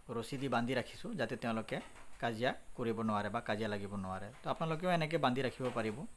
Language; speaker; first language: Assamese; non-native, local second language; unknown